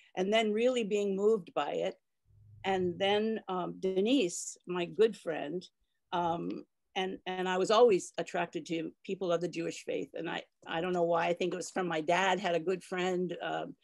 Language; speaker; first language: English; native; English